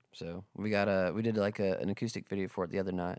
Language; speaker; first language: English; native; English